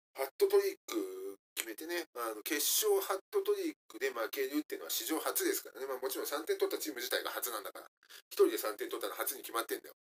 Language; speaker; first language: Japanese; native; Japanese